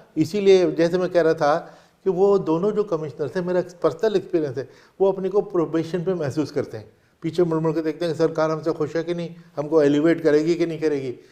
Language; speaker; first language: Hindi; native; Hindi